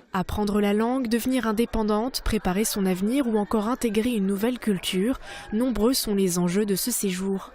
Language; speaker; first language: French; native; French